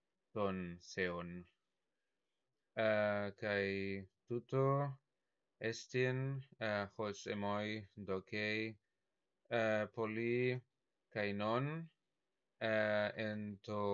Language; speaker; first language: Greek; non-native, learner; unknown